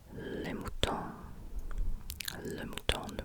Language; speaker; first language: French; non-native, fluent; German